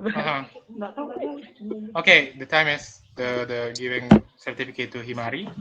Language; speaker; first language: English; non-native, fluent; Indonesian